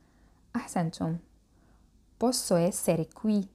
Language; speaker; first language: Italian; non-native, fluent; Arabic